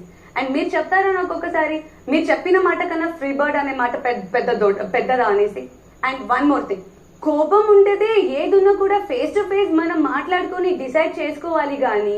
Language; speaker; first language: Telugu; native; Telugu